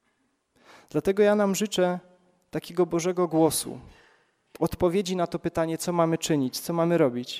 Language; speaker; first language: Polish; native; Polish